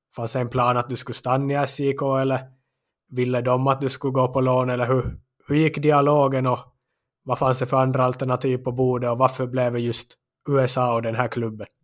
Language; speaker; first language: Swedish; native; Swedish